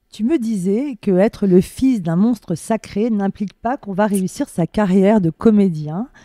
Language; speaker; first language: French; native; French